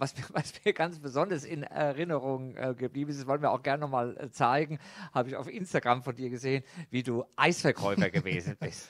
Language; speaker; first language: German; native; German